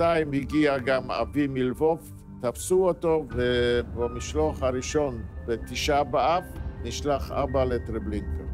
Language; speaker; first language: Hebrew; non-native, fluent; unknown